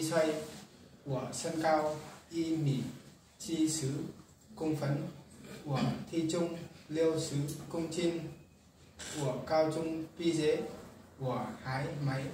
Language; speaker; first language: Chinese; non-native, learner; Vietnamese